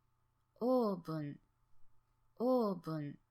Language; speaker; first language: Japanese; native; Japanese